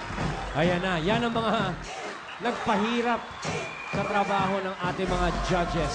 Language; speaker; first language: Filipino; native; Filipino